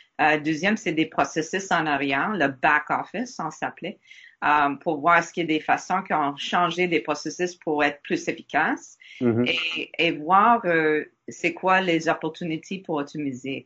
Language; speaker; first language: French; non-native, learner; English